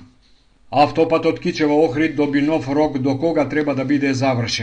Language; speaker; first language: Macedonian; native; Macedonian